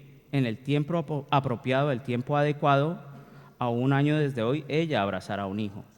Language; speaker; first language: Spanish; native; Spanish